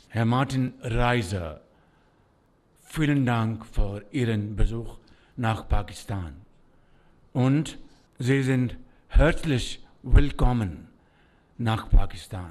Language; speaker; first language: German; non-native, learner; Urdu